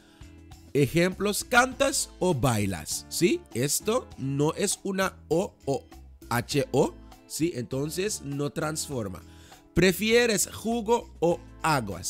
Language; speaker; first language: Spanish; non-native, fluent; Dutch